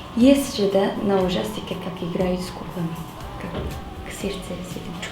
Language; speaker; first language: Russian; non-native, learner; Mongolian